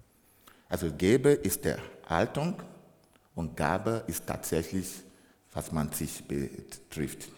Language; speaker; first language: German; non-native, fluent; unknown